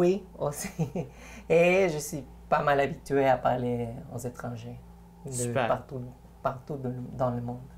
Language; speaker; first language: French; non-native, fluent; Spanish